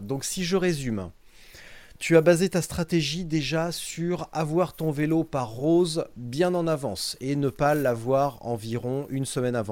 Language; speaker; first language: French; native; French